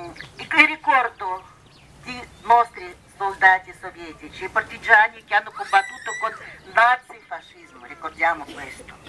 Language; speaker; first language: Italian; non-native, fluent; Russian